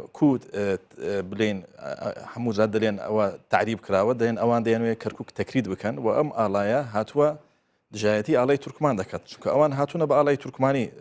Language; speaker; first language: Central Kurdish; non-native, local second language; Turkish